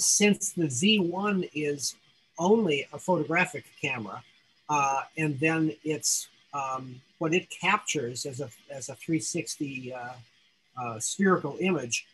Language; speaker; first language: English; native; English